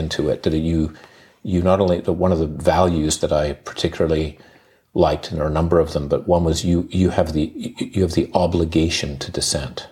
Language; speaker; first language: English; native; English